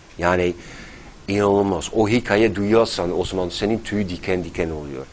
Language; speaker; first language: Turkish; non-native, fluent; Dutch